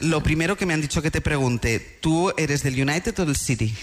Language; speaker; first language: Spanish; native; Spanish